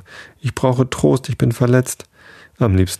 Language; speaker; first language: German; native; German